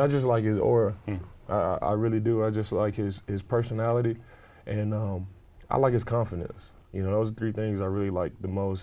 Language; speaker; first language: English; native; English